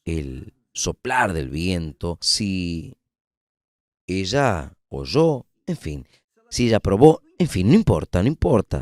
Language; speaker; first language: Spanish; non-native, fluent; Portuguese